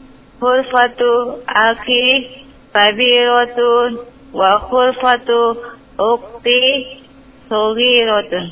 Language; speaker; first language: Arabic; non-native, learner; Indonesian